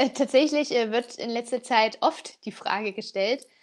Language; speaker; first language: German; native; German